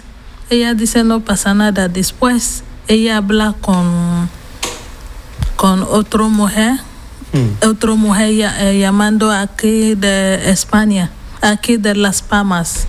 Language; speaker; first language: Spanish; non-native, learner; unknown